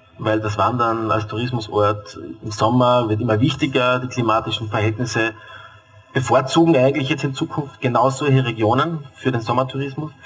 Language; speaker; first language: German; native; German